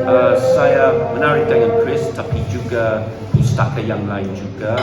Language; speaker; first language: Indonesian; non-native, learner; English